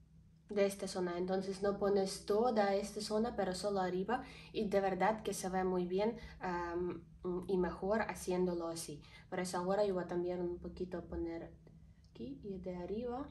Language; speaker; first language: Spanish; non-native, learner; Ukrainian